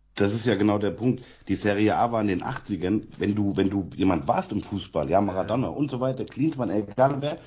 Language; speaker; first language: German; native; German